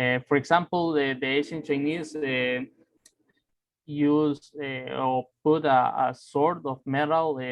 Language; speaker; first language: English; non-native, fluent; Spanish